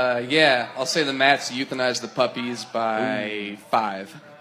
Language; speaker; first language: English; native; English